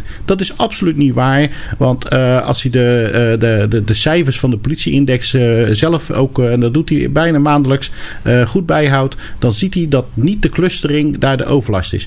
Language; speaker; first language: Dutch; native; Dutch